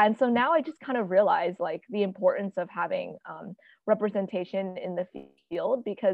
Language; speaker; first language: English; native; English